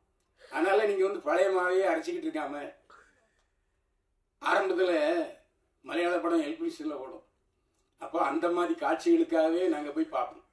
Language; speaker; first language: Tamil; native; Tamil